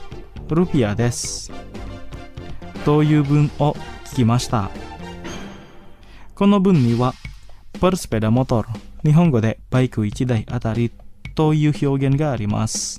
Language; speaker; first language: Japanese; non-native, fluent; Indonesian